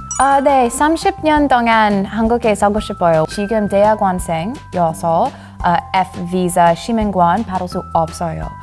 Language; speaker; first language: Korean; non-native, learner; English